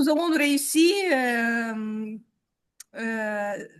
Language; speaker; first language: French; non-native, learner; Ukrainian